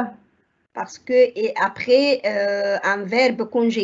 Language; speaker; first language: French; non-native, fluent; Arabic